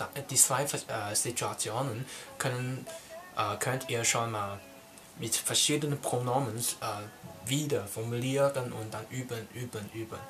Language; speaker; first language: German; non-native, learner; Cantonese